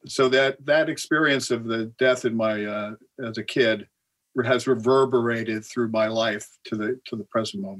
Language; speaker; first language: English; native; English